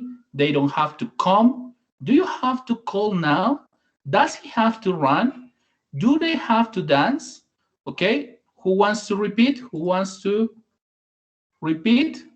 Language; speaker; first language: English; non-native, learner; Spanish